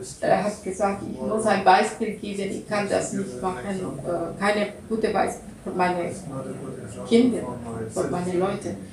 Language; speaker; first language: German; non-native, learner; Russian